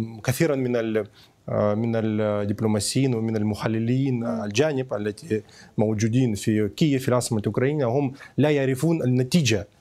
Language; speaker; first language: Arabic; non-native, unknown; Ukrainian